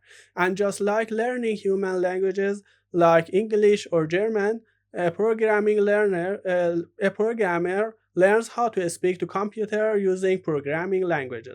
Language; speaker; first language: English; non-native, fluent; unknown